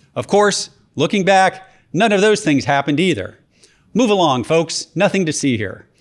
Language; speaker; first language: English; native; English